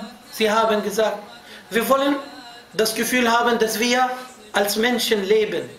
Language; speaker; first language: German; non-native, fluent; Arabic